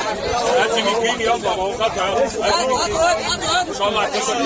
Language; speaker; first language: Arabic; native; Arabic